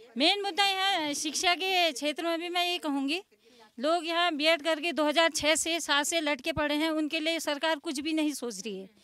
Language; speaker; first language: Hindi; native; Hindi